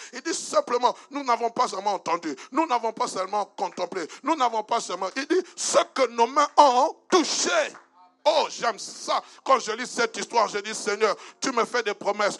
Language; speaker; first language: French; non-native, local second language; Lingala